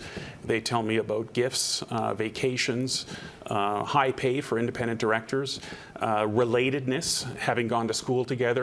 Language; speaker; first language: English; native; English